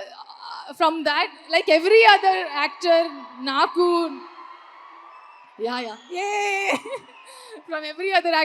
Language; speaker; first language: Telugu; non-native, learner; Kannada